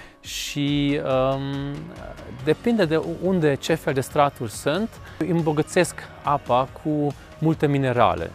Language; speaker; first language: Romanian; non-native, local second language; Hungarian